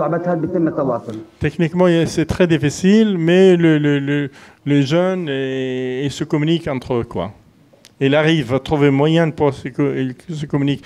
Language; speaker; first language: French; non-native, fluent; Arabic